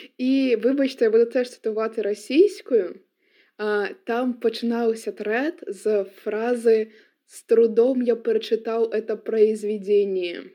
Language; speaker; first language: Ukrainian; non-native, local second language; Russian